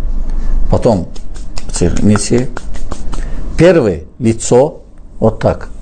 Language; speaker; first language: Russian; non-native, fluent; Azerbaijani